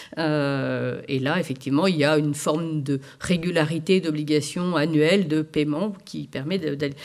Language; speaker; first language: French; native; French